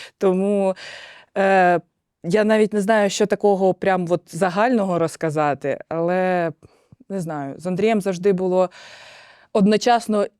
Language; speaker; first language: Ukrainian; non-native, local second language; Russian